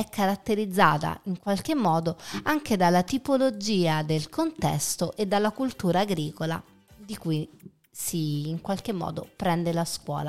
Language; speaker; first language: Italian; native; Italian